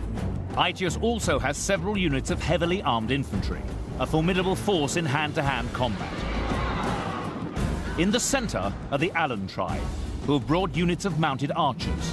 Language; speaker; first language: English; native; English